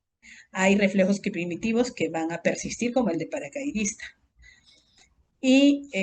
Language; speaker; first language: Spanish; native; Spanish